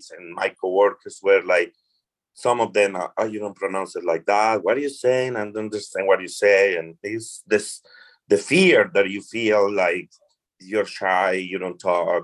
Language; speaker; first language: English; non-native, fluent; Spanish